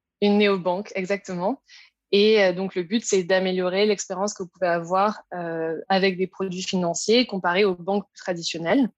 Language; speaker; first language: French; native; French